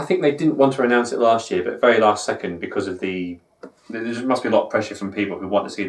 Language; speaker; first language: English; native; English